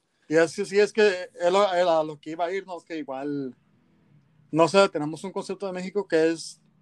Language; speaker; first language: Spanish; early bilingual, heritage; Spanish